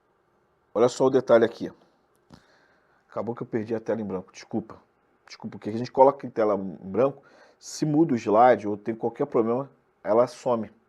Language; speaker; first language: Portuguese; native; Portuguese